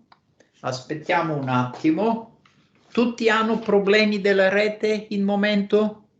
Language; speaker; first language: Italian; non-native, fluent; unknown